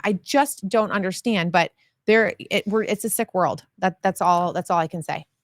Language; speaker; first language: English; native; English